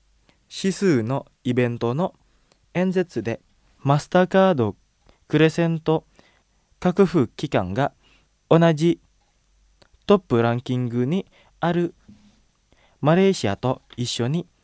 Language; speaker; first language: Japanese; non-native, fluent; Indonesian